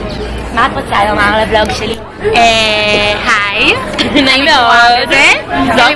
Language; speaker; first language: Hebrew; native; Hebrew